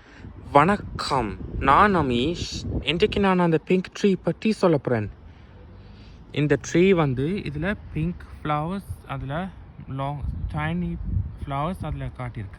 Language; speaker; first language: Tamil; early bilingual, heritage; Tamil